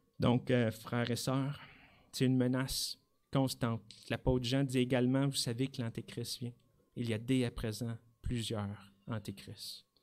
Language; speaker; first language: French; native; French